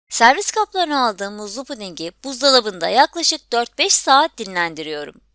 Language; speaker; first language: Turkish; native; Turkish